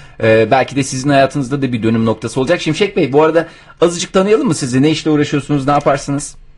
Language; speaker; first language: Turkish; native; Turkish